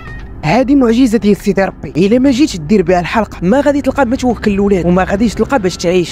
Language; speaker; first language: Arabic; native; Arabic